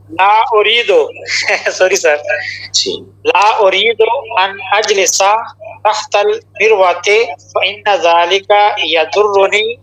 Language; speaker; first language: Arabic; non-native, learner; Urdu